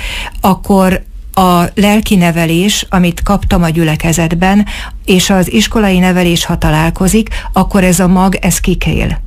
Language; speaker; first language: Hungarian; native; Hungarian